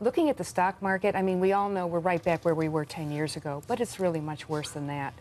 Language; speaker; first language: English; native; English